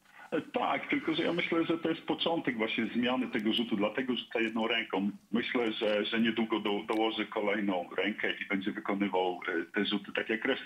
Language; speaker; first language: Polish; native; Polish